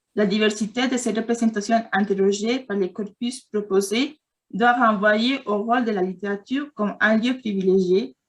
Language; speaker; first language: French; non-native, fluent; Spanish